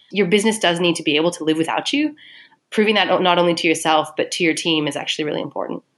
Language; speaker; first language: English; native; English